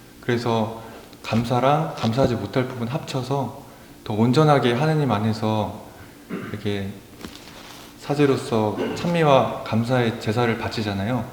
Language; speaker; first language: Korean; native; Korean